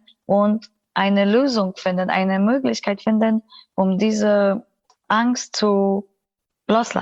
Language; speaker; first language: German; non-native, fluent; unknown